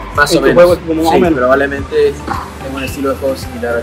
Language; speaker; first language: Spanish; native; Spanish